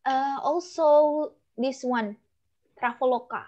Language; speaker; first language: English; non-native, learner; Indonesian